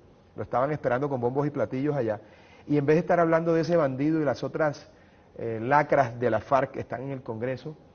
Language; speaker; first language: Spanish; native; Spanish